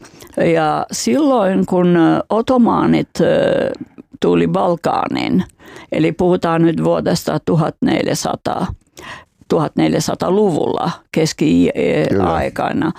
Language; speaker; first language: Finnish; non-native, fluent; Albanian